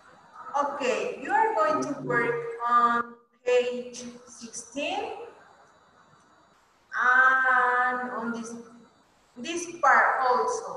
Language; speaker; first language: English; non-native, fluent; Spanish